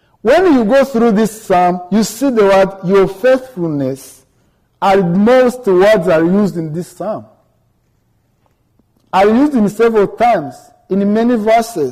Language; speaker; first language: English; non-native, local second language; Kinyarwanda